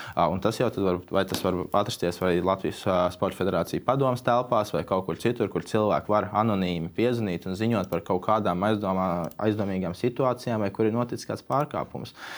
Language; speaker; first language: Latvian; native; Latvian